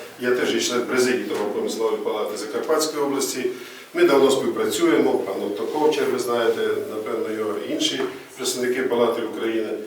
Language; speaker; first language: Ukrainian; native; Ukrainian